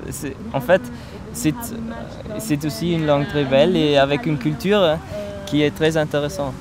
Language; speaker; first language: French; non-native, fluent; German